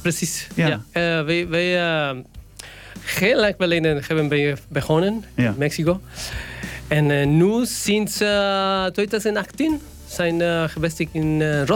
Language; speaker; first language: Dutch; non-native, learner; Spanish